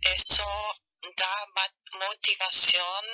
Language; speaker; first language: Spanish; non-native, fluent; German